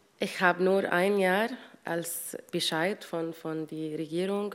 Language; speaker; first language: German; non-native, learner; Arabic